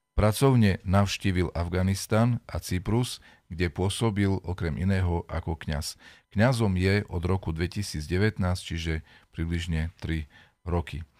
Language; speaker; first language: Slovak; native; Slovak